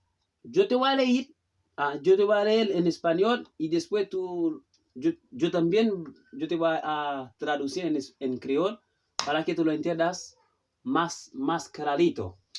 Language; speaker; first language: Spanish; non-native, fluent; Haitian Creole